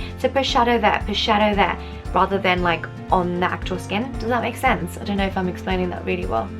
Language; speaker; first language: English; native; English